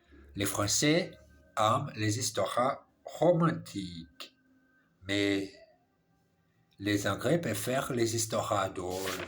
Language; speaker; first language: French; non-native, learner; English